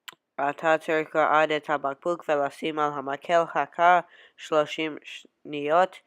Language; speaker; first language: Hebrew; non-native, learner; English